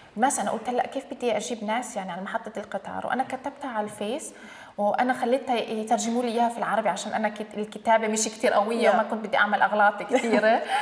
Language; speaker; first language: Arabic; early bilingual, heritage; Arabic